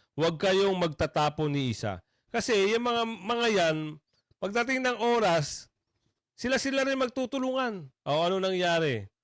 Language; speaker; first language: Filipino; native; Filipino